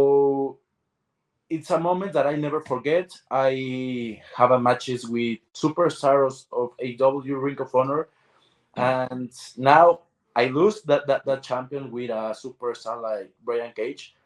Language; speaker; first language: English; non-native, learner; Spanish